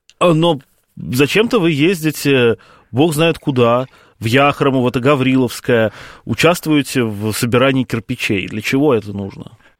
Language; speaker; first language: Russian; native; Russian